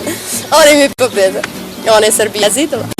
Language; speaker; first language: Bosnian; non-native, learner; Albanian